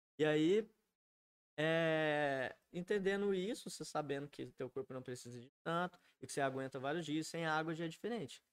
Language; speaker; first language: Portuguese; native; Portuguese